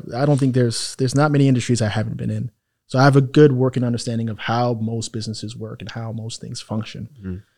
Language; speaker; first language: English; native; English